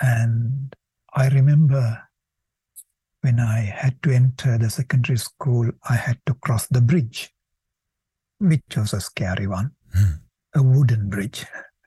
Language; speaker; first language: English; non-native, local second language; Sinhala